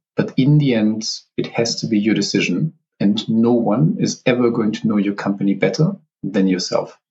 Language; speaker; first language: English; non-native, fluent; German